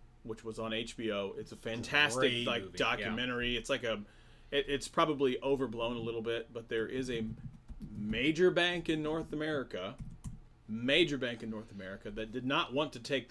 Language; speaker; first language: English; native; English